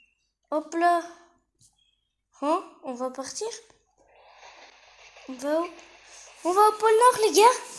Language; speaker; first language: French; native; French